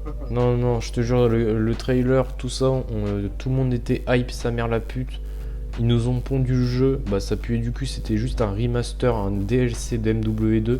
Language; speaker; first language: French; native; French